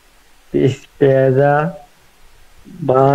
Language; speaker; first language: Italian; non-native, learner; Bangla